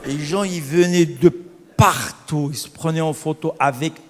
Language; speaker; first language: French; non-native, local second language; Arabic